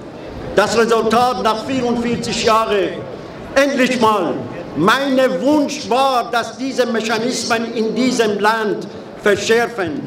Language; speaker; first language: German; non-native, fluent; Persian